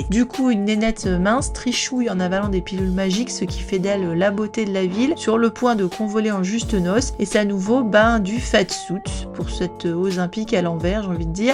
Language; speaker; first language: French; native; French